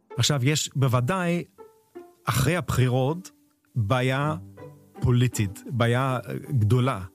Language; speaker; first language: Hebrew; non-native, fluent; German